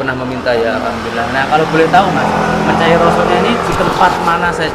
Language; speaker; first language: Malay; non-native, local second language; Javanese